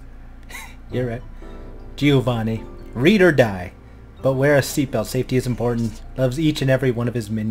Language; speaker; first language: English; native; English